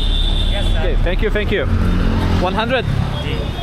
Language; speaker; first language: English; non-native, learner; Lithuanian